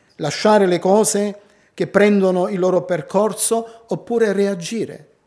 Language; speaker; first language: Italian; native; Italian